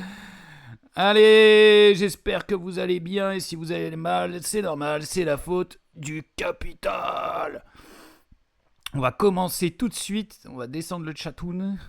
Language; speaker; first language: French; native; French